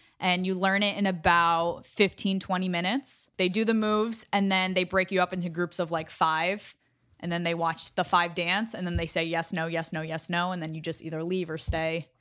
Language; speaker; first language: English; native; English